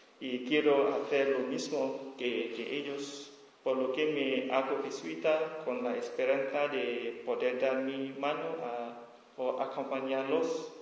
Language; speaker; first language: Spanish; non-native, learner; S'gaw Karen